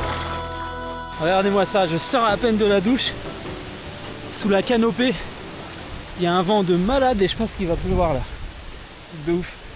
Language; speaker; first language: French; native; French